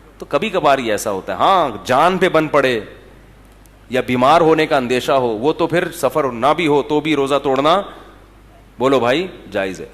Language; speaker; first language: Urdu; native; Urdu